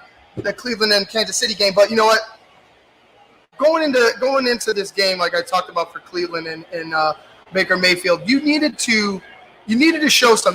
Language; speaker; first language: English; native; English